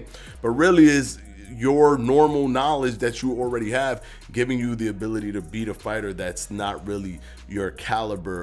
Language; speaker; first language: English; native; English